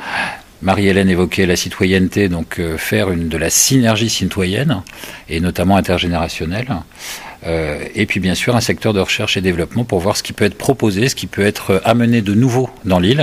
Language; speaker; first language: French; native; French